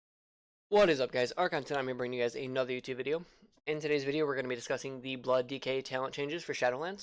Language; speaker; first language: English; native; English